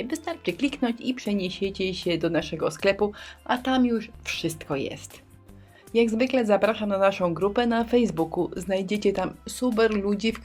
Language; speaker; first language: Polish; native; Polish